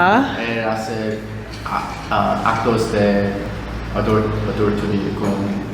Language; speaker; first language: Spanish; non-native, learner; Korean